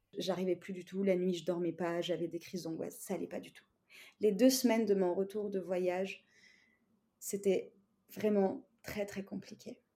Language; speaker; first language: French; non-native, local second language; Arabic